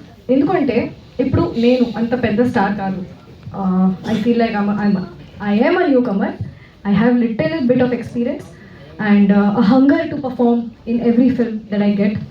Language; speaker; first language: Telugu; non-native, local second language; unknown